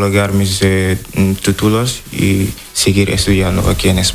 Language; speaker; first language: Spanish; non-native, learner; Wolof